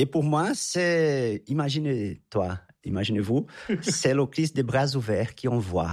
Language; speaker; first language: French; non-native, fluent; Portuguese